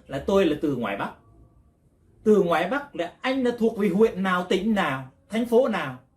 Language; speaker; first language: Vietnamese; non-native, local second language; Jarai